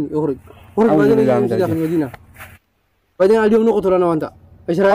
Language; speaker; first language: Arabic; non-native, learner; Oromo